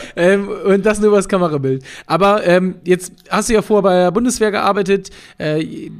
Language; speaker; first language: German; native; German